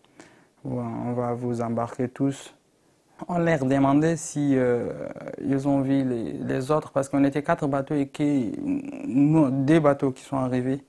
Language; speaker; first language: French; non-native, local second language; Arabic